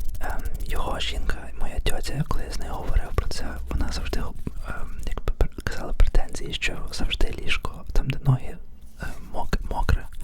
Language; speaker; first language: Ukrainian; early bilingual, heritage; Ukrainian